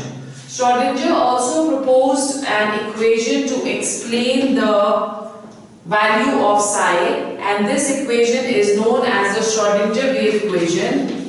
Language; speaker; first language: English; non-native, local second language; Hindi